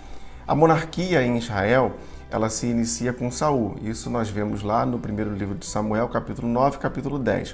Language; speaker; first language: Portuguese; native; Portuguese